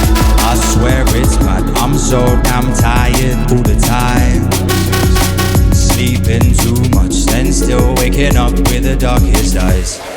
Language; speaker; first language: English; native; English